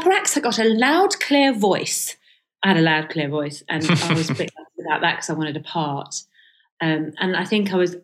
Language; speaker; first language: English; early bilingual, other home language; Persian